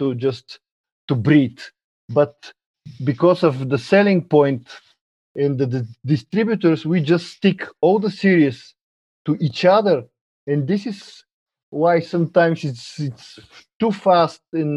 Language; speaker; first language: English; non-native, fluent; Bulgarian